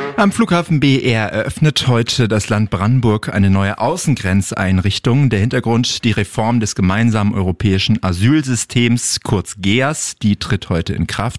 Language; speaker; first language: German; native; German